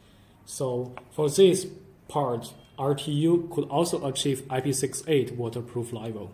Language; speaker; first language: English; non-native, learner; Chinese